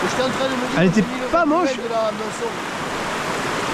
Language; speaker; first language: French; native; French